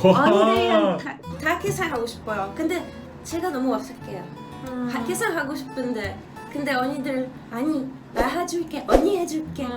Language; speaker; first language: Korean; non-native, learner; Polish